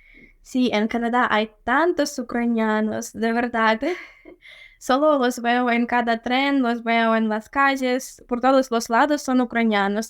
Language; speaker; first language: Spanish; non-native, fluent; Ukrainian